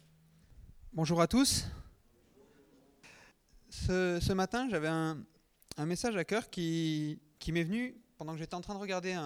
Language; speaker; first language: French; native; French